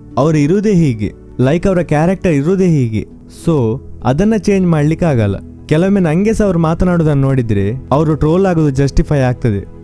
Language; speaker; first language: Kannada; native; Kannada